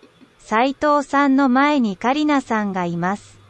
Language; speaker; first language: Japanese; non-native, learner; Vietnamese